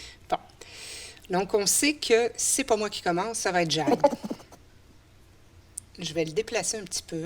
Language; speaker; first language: French; native; French